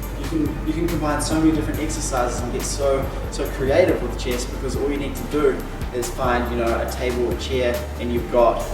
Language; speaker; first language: English; native; English